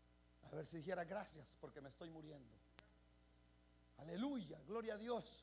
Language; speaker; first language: Spanish; native; Spanish